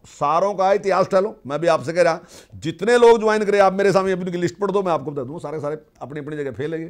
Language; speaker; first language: Hindi; native; Hindi